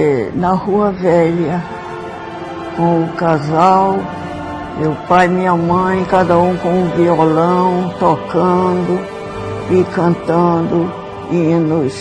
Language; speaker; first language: Portuguese; early bilingual, other home language; Swedish